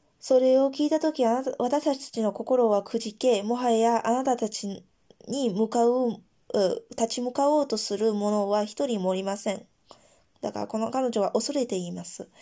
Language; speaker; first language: Japanese; non-native, fluent; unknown